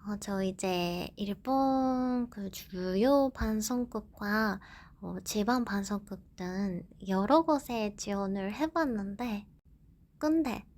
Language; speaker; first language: Korean; non-native, fluent; Japanese